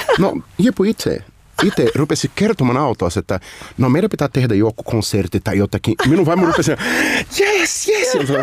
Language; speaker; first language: Finnish; non-native, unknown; Portuguese